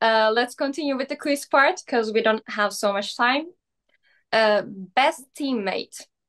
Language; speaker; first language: English; non-native, learner; Turkish